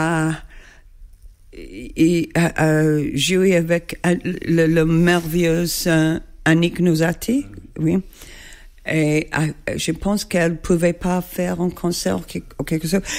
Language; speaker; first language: French; non-native, learner; English